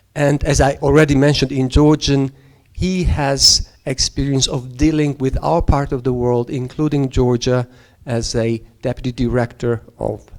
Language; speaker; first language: English; non-native, fluent; Georgian